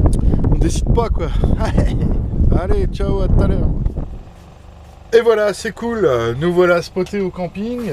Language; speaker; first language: French; native; French